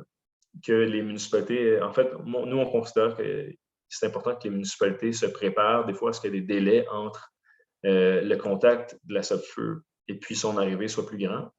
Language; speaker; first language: French; native; French